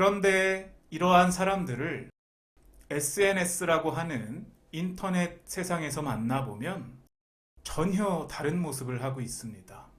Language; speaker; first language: Korean; native; Korean